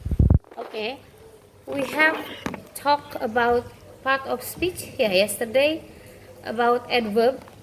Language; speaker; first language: English; non-native, fluent; Indonesian